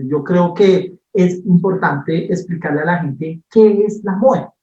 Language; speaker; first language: Spanish; native; Spanish